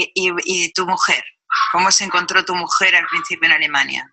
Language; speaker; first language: Spanish; native; Spanish